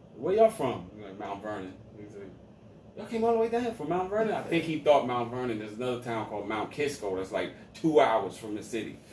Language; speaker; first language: English; native; English